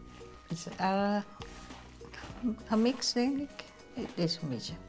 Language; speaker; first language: Dutch; non-native, learner; Indonesian